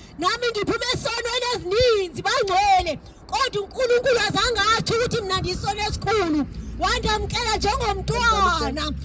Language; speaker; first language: Zulu; non-native, local second language; Xhosa